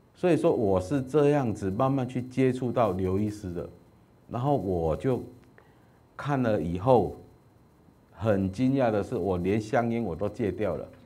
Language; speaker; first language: Chinese; native; Chinese